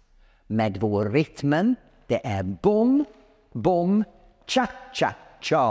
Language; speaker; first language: Swedish; non-native, fluent; English